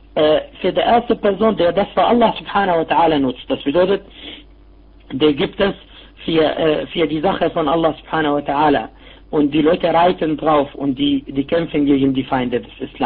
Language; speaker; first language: German; non-native, fluent; Arabic